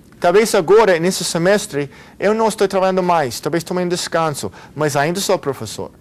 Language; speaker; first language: Portuguese; non-native, fluent; Spanish